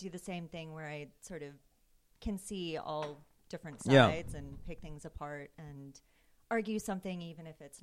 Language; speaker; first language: English; native; English